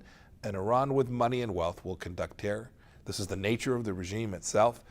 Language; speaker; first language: English; native; English